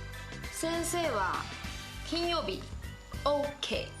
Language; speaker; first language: Japanese; non-native, learner; Indonesian